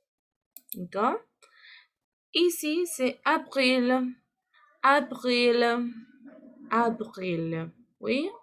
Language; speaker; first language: French; non-native, fluent; Spanish